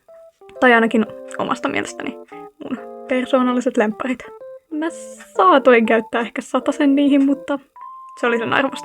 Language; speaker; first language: Finnish; native; Finnish